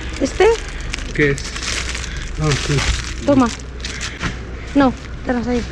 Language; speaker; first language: Spanish; non-native, learner; Filipino